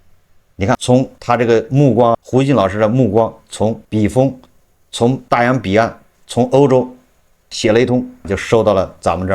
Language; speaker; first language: Chinese; native; Chinese